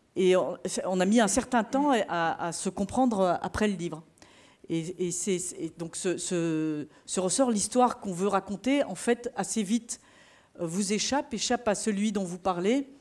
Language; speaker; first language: French; native; French